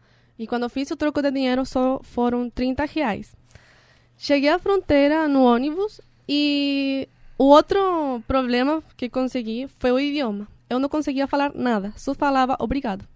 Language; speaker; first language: Portuguese; non-native, learner; Spanish